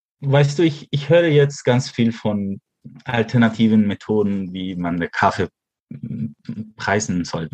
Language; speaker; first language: German; early bilingual, heritage; Spanish